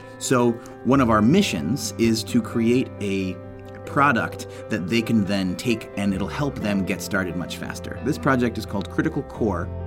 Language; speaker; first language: English; native; English